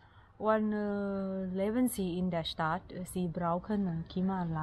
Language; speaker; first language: German; non-native, learner; Thai